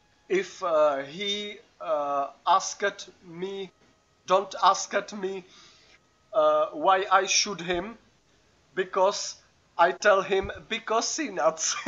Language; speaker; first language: English; non-native, learner; Czech